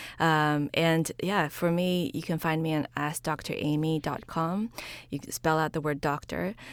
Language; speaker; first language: English; early bilingual, other home language; Chinese